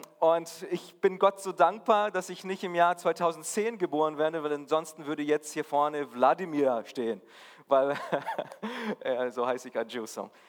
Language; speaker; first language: German; non-native, fluent; Portuguese